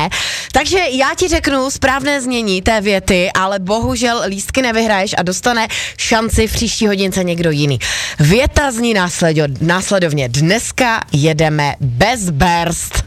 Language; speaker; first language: Czech; native; Czech